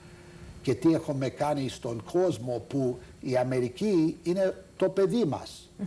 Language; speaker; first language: Greek; early bilingual, heritage; Greek